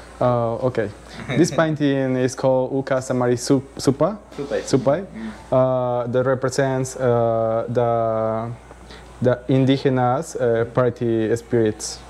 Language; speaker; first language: English; non-native, learner; Spanish